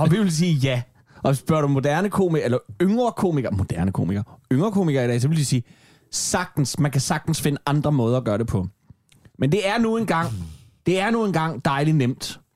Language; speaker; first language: Danish; native; Danish